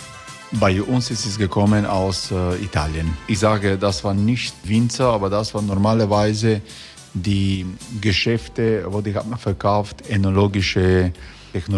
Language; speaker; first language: German; non-native, learner; Croatian